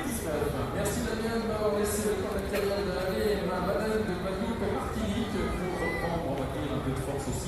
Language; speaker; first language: French; native; French